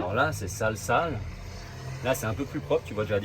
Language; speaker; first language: French; native; French